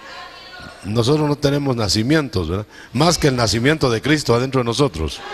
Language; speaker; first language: Spanish; native; Spanish